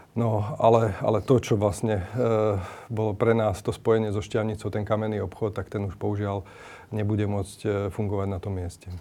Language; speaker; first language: Slovak; native; Slovak